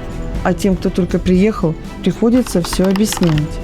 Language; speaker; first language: Russian; native; Russian